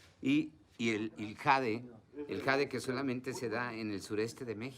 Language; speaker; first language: Spanish; native; Spanish